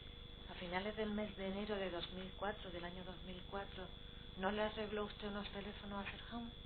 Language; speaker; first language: Spanish; native; Spanish